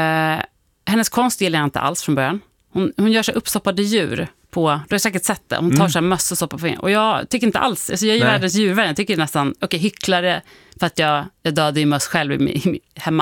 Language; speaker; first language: Swedish; native; Swedish